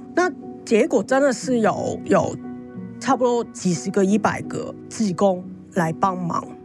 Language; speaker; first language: Chinese; non-native, fluent; Cantonese